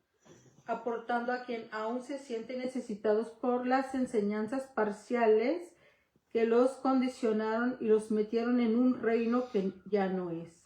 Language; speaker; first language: Spanish; native; Spanish